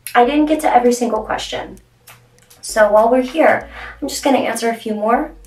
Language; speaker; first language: English; native; English